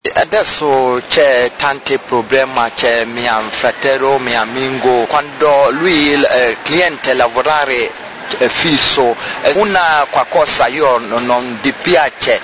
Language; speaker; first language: Italian; non-native, learner; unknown